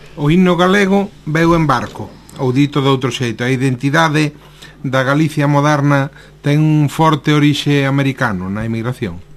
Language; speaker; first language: Galician; native; Galician